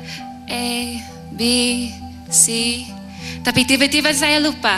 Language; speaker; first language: Malay; non-native, fluent; English